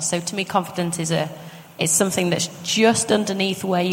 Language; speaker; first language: English; native; English